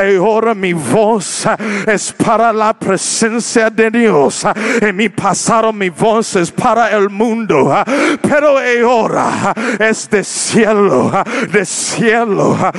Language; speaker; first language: Spanish; non-native, learner; English